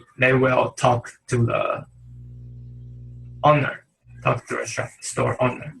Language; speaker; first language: English; non-native, learner; Chinese